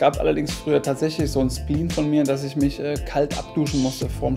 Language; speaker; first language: German; native; German